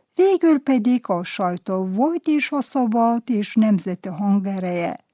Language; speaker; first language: Hungarian; non-native, fluent; Turkish